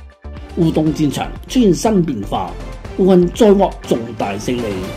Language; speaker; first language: Chinese; non-native, local second language; Cantonese